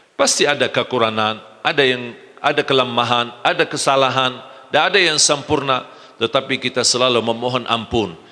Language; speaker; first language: Malay; non-native, fluent; Arabic